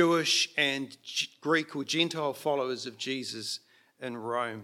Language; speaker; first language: English; native; English